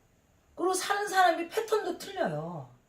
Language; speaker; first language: Korean; native; Korean